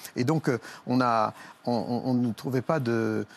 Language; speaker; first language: French; native; French